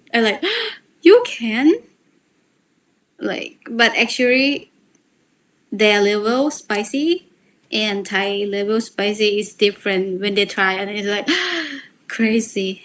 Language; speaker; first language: English; non-native, learner; Thai